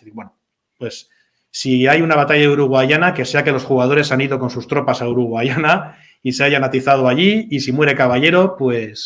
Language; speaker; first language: Spanish; native; Spanish